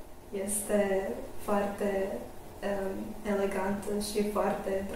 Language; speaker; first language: Romanian; non-native, learner; Croatian